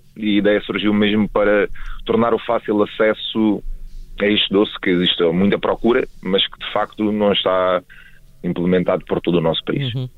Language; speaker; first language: Portuguese; native; Portuguese